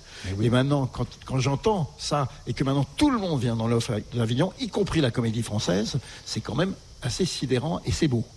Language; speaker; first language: French; native; French